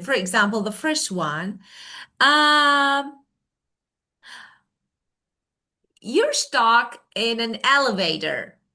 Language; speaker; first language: English; non-native, fluent; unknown